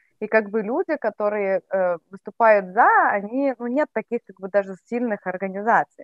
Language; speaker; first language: Russian; native; Russian